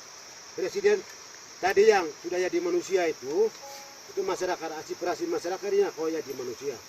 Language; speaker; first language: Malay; non-native, local second language; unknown